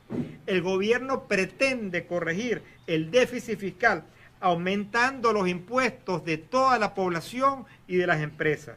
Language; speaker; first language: Spanish; native; Spanish